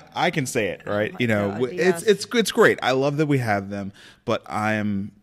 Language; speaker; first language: English; native; English